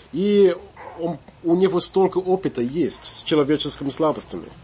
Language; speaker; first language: Russian; non-native, fluent; English